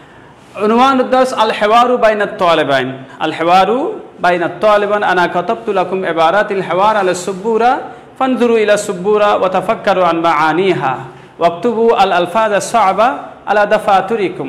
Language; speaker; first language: Arabic; non-native, fluent; Bangla